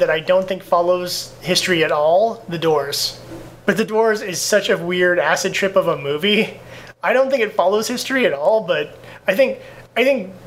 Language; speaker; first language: English; native; English